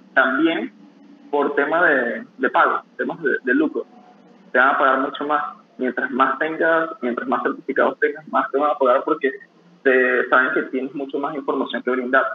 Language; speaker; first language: Spanish; native; Spanish